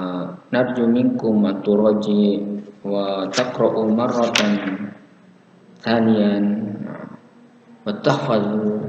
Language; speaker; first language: Arabic; non-native, fluent; Indonesian